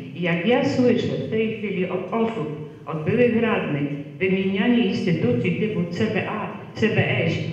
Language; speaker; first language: Polish; native; Polish